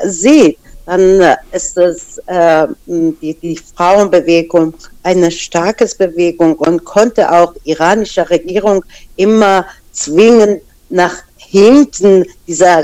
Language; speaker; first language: German; non-native, fluent; Persian